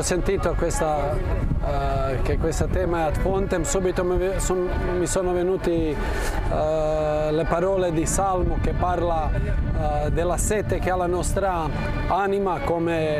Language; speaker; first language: Italian; non-native, fluent; Croatian